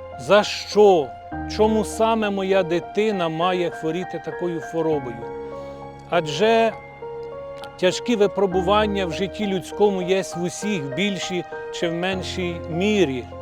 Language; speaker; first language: Ukrainian; native; Ukrainian